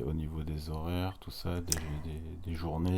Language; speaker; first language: French; native; French